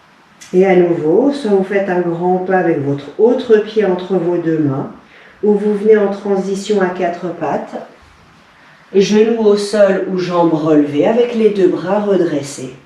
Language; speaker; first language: French; native; French